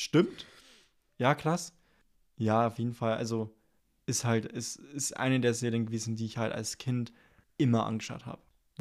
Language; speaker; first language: German; native; German